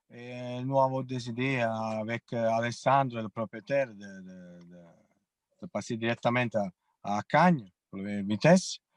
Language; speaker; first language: French; non-native, fluent; Italian